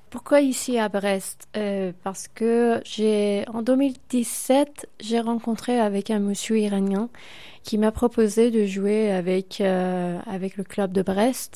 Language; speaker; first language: French; non-native, fluent; Persian